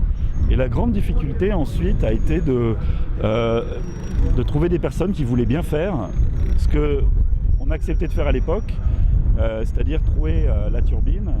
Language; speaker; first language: French; native; French